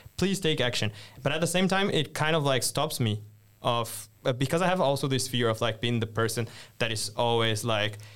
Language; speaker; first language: English; non-native, fluent; Portuguese